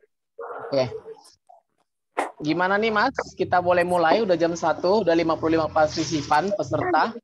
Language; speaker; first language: Indonesian; native; Indonesian